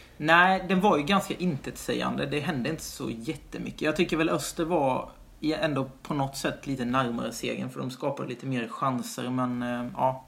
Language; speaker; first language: Swedish; native; Swedish